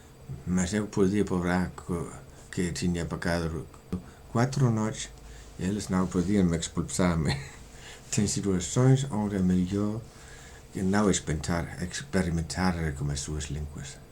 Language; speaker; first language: Portuguese; non-native, learner; Danish